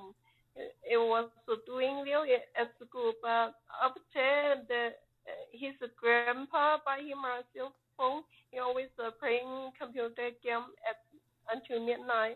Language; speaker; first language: English; non-native, learner; Chinese